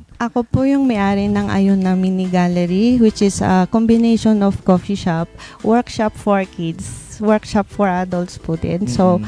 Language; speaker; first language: Filipino; native; Filipino